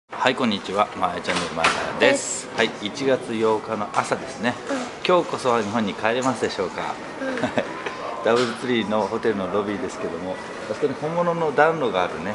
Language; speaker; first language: Japanese; native; Japanese